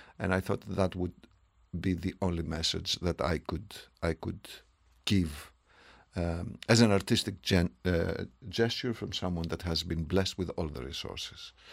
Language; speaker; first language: English; non-native, fluent; Greek